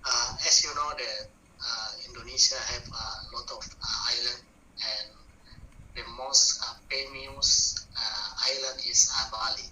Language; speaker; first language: English; non-native, learner; Buginese